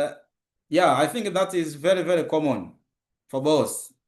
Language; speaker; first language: English; non-native, local second language; Swahili